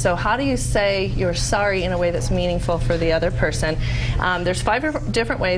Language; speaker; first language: English; native; English